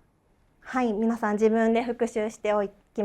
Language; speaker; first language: Japanese; non-native, fluent; Chinese